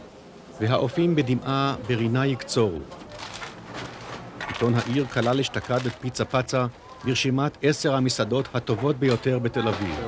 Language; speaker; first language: Hebrew; native; Hebrew